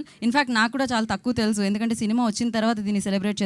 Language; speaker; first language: Telugu; native; Telugu